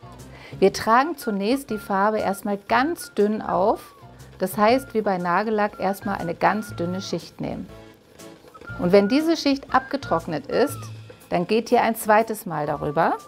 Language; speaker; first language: German; native; German